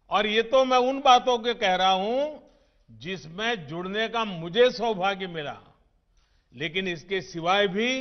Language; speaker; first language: Hindi; non-native, local second language; Gujarati